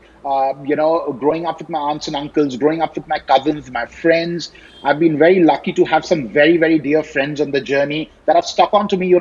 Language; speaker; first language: English; non-native, local second language; Hindi